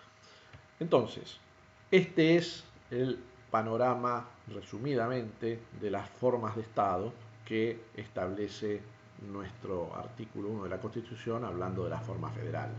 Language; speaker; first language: Spanish; native; Spanish